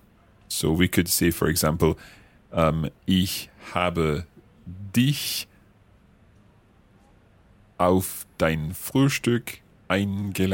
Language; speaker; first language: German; non-native, learner; English